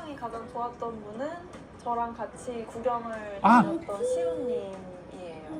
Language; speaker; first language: Korean; non-native, learner; Japanese